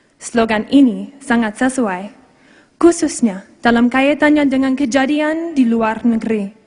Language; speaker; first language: Malay; non-native, fluent; English